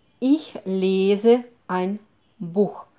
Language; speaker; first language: German; non-native, fluent; Russian